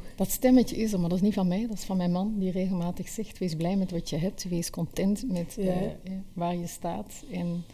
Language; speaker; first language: Dutch; native; Dutch